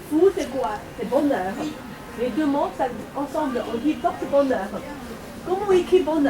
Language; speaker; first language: French; non-native, learner; Chinese